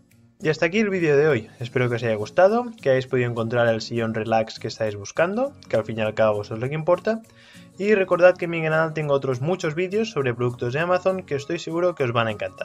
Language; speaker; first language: Spanish; native; Spanish